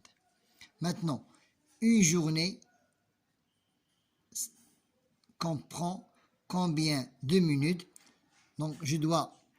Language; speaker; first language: French; non-native, local second language; Arabic